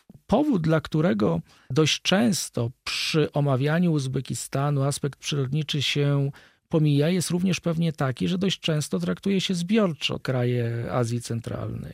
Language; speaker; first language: Polish; native; Polish